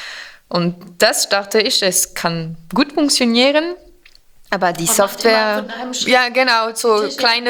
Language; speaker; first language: German; non-native, fluent; French